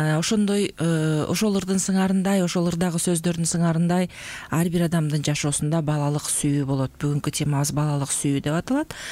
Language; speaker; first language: Kyrgyz; native; Kyrgyz